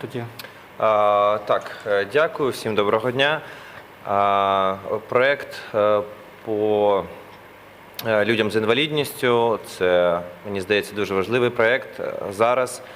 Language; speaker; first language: Ukrainian; non-native, local second language; Russian